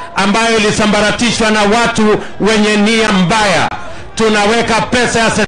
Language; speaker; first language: Swahili; non-native, local second language; Kalenjin